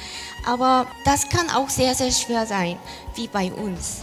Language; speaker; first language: German; non-native, fluent; Korean